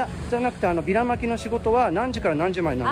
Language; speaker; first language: Japanese; native; Japanese